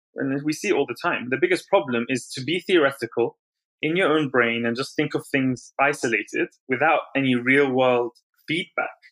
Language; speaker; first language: English; native; English